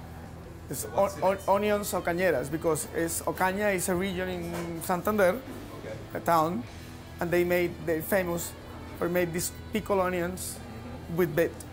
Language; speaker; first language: English; non-native, learner; Spanish